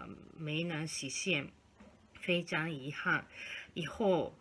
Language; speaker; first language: Chinese; non-native, fluent; Japanese